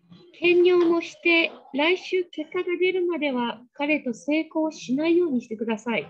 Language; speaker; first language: Japanese; native; Japanese